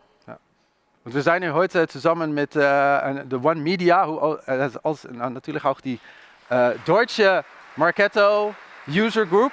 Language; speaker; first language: German; non-native, learner; Dutch